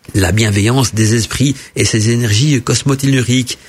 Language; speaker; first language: French; non-native, fluent; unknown